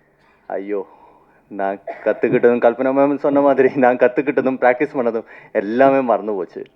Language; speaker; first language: Tamil; non-native, learner; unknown